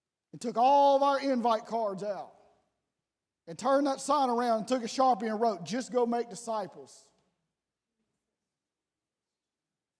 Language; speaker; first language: English; native; English